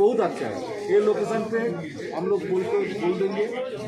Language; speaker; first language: Hindi; non-native, local second language; Bangla